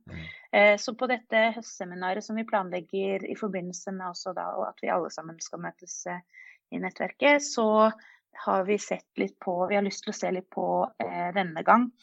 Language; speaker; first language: Norwegian; native; Norwegian